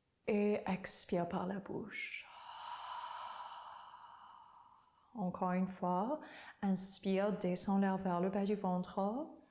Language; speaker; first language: French; non-native, fluent; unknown